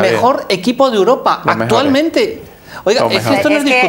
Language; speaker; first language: Spanish; native; Spanish